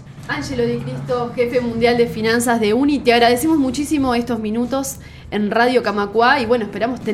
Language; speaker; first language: Spanish; native; Spanish